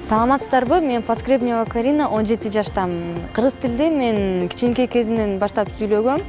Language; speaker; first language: Kyrgyz; non-native, local second language; Russian